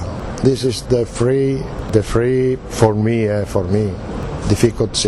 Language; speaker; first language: English; non-native, learner; Italian